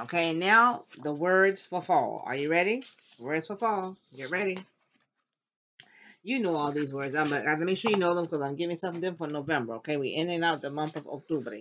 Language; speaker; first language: English; native; English